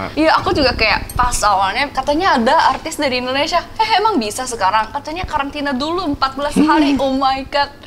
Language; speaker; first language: Indonesian; non-native, fluent; Korean